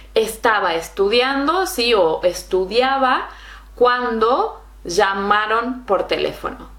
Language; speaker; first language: Spanish; native; Spanish